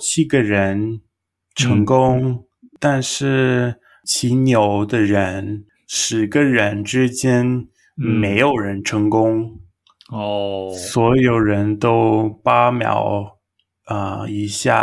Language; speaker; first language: Chinese; non-native, learner; English